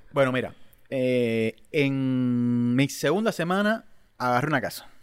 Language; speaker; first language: Spanish; native; Spanish